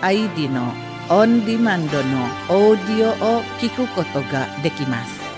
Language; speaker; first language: Japanese; non-native, fluent; Indonesian